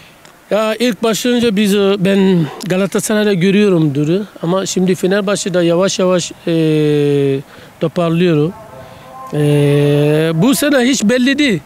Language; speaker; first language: Turkish; non-native, learner; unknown